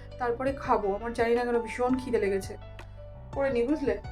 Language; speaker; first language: Bangla; native; Bangla